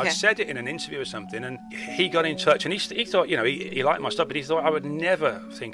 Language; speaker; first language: English; native; English